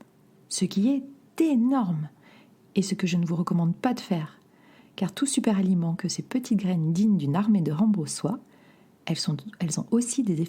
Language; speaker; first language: French; native; French